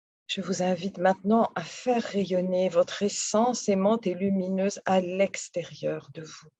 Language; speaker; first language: French; native; French